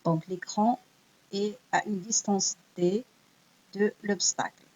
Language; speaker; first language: French; non-native, local second language; Arabic